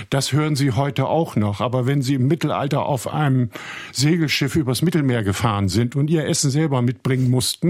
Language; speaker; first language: German; native; German